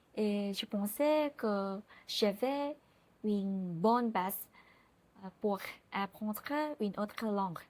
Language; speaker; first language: French; non-native, learner; Vietnamese